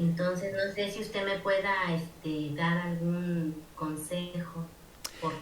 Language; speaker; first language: Spanish; native; Spanish